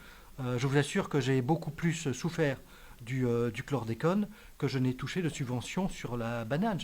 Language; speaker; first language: French; native; French